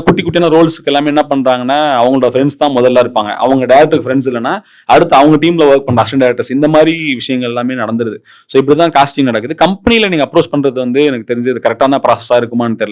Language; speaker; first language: Tamil; native; Tamil